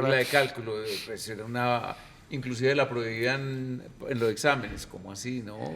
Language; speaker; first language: Spanish; native; Spanish